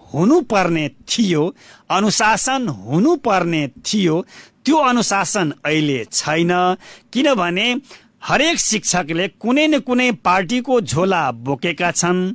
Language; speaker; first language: Nepali; non-native, local second language; Bhojpuri